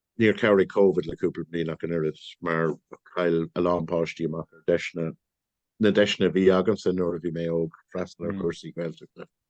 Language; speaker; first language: Irish; non-native, local second language; English